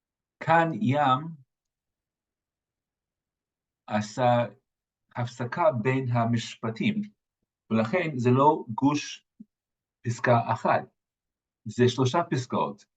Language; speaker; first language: Hebrew; non-native, fluent; English